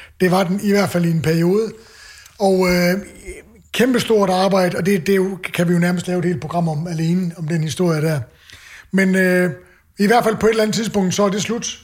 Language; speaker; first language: Danish; native; Danish